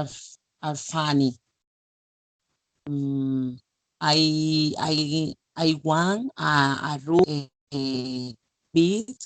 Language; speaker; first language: English; non-native, learner; Spanish